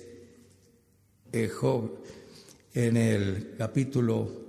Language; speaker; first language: Spanish; native; Spanish